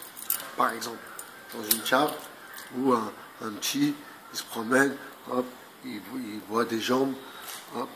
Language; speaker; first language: French; native; French